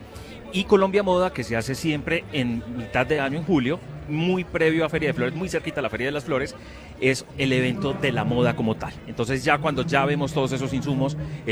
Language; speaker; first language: Spanish; native; Spanish